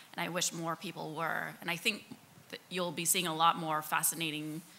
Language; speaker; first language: English; native; English